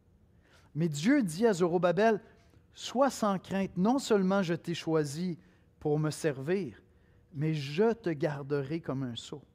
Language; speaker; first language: French; native; French